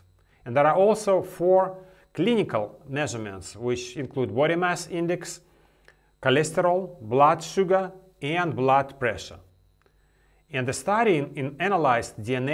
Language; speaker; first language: English; non-native, fluent; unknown